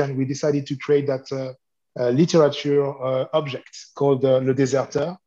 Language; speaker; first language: English; non-native, fluent; French